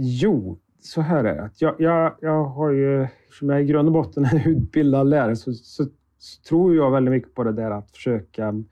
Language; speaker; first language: Swedish; native; Swedish